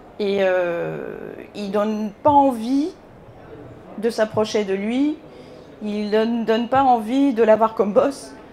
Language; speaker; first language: French; non-native, fluent; Bulgarian